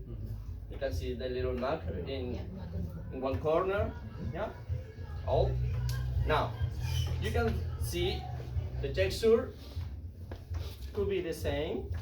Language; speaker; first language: English; non-native, learner; Spanish